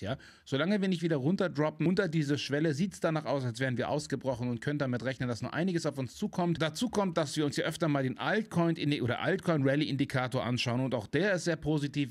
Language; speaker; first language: German; native; German